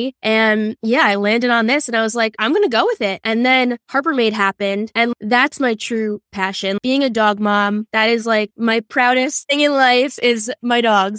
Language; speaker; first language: English; native; English